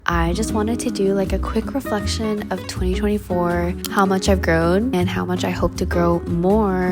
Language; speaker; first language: English; native; English